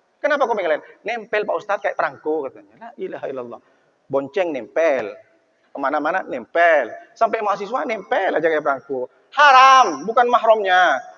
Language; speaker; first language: Indonesian; non-native, local second language; Madurese